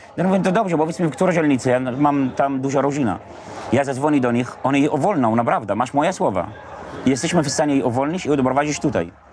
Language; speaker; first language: Polish; non-native, fluent; Arabic